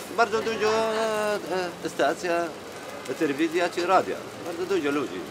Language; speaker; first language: Polish; non-native, learner; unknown